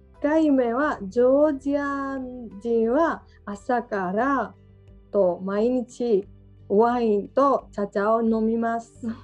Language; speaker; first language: Japanese; non-native, learner; Georgian